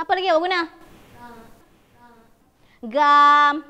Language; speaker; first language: Malay; native; Malay